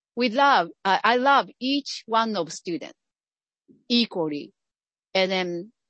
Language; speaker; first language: English; non-native, fluent; Japanese